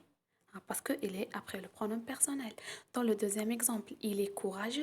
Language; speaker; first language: French; non-native, local second language; Arabic